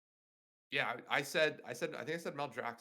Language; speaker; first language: English; native; English